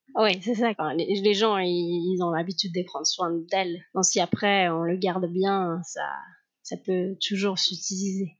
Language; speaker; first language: French; non-native, fluent; Spanish